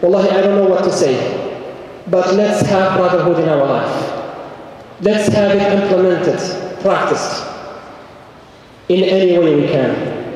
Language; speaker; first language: English; non-native, fluent; Arabic